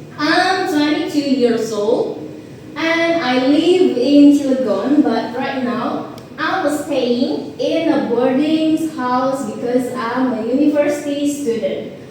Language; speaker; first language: English; non-native, learner; Indonesian